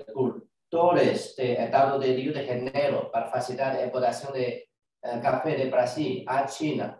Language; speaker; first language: Spanish; non-native, learner; Chinese